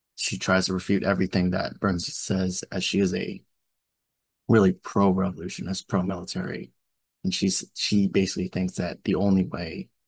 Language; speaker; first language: English; native; English